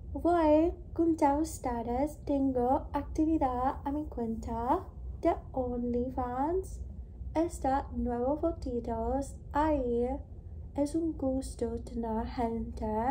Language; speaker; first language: Spanish; non-native, learner; English